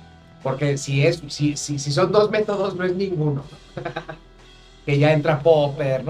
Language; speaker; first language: Spanish; native; Spanish